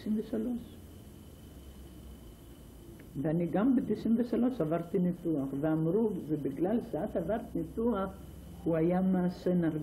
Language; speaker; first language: Hebrew; non-native, fluent; Ladino